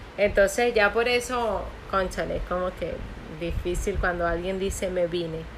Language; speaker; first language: Spanish; native; Spanish